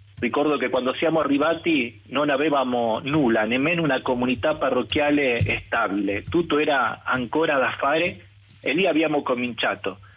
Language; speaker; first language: Italian; non-native, fluent; Spanish